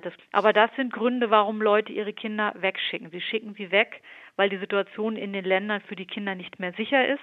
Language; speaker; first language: German; native; German